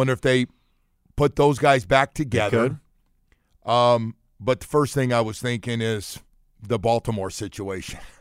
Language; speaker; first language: English; native; English